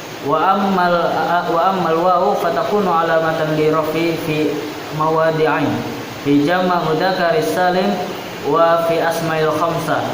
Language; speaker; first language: Arabic; non-native, learner; Indonesian